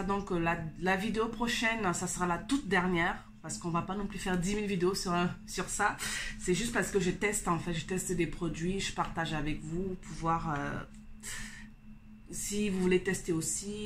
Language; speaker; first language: French; native; French